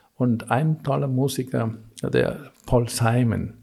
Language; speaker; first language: German; non-native, fluent; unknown